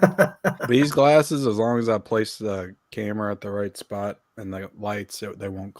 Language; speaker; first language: English; native; English